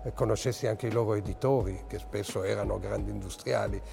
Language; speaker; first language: Italian; early bilingual, other home language; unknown